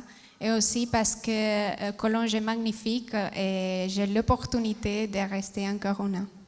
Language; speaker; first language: French; non-native, fluent; Spanish